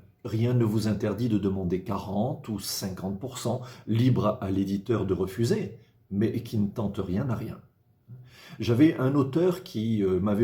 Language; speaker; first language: French; native; French